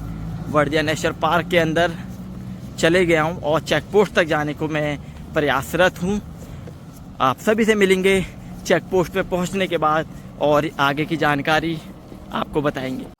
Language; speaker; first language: Hindi; native; Hindi